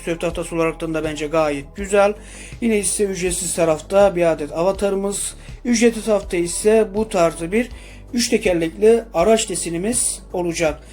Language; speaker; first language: Turkish; native; Turkish